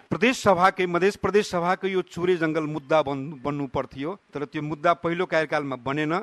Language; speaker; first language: Nepali; non-native, local second language; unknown